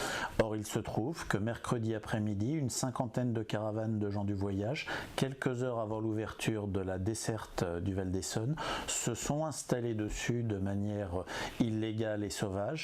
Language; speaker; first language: French; native; French